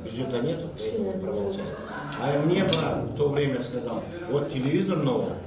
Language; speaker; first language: Russian; non-native, local second language; Kazakh